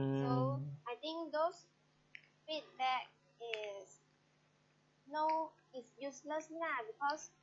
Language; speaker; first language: English; non-native, learner; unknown